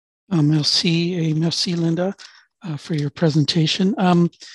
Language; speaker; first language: English; native; English